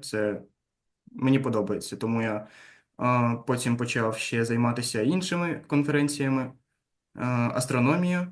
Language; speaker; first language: Ukrainian; non-native, local second language; Russian